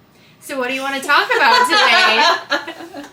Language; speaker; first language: English; native; English